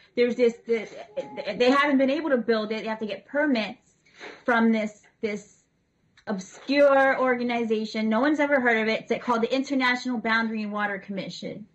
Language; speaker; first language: English; native; English